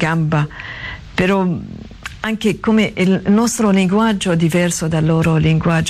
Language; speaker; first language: Italian; non-native, learner; Arabic